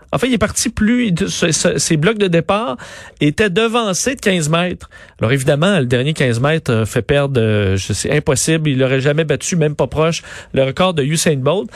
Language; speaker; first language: French; native; French